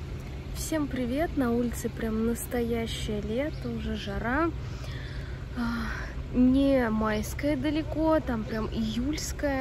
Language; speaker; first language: Russian; native; Russian